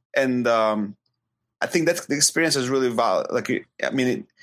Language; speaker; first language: English; non-native, fluent; Ukrainian